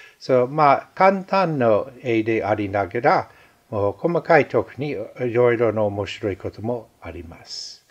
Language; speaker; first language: Japanese; non-native, fluent; English